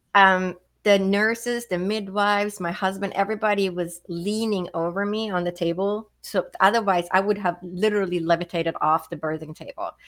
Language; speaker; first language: English; non-native, fluent; Swedish